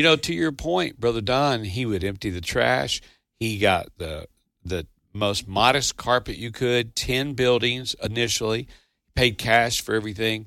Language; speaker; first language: English; native; English